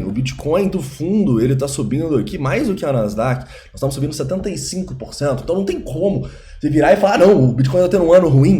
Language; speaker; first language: Portuguese; native; Portuguese